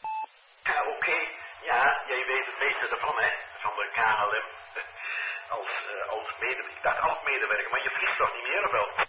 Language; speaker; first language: Dutch; native; Dutch